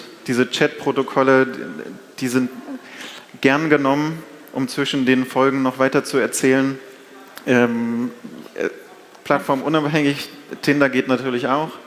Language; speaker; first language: German; native; German